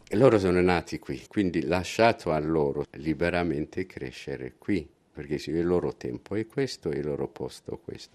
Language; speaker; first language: Italian; non-native, learner; Amharic